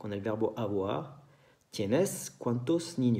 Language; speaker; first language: Spanish; non-native, fluent; French